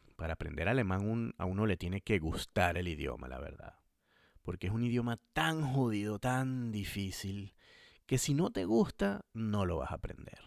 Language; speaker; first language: Spanish; native; Spanish